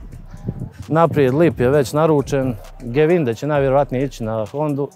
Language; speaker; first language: Bosnian; native; Bosnian